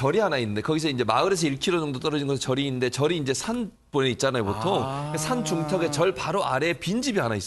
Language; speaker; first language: Korean; native; Korean